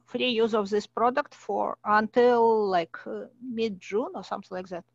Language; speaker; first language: English; non-native, fluent; Russian